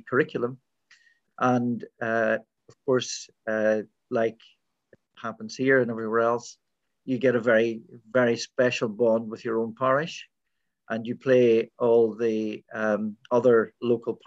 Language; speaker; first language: English; native; English